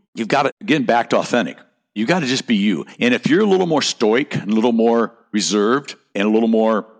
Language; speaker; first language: English; native; English